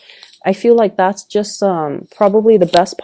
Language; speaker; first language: English; native; English